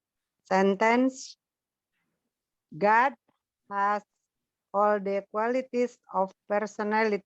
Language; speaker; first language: English; non-native, learner; Indonesian